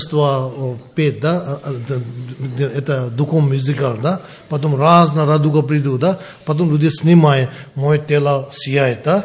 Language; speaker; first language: Russian; non-native, learner; Tibetan